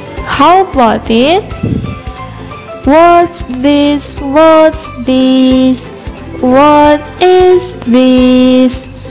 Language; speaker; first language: English; non-native, fluent; Indonesian